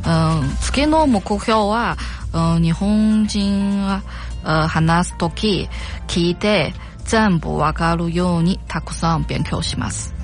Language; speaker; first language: Japanese; non-native, learner; Chinese